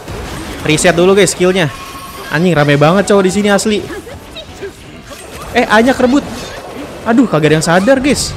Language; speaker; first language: Indonesian; native; Indonesian